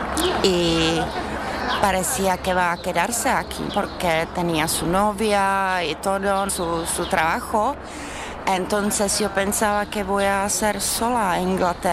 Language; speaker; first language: Spanish; non-native, learner; Czech